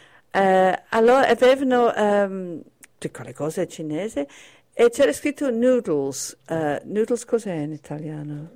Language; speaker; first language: Italian; non-native, fluent; English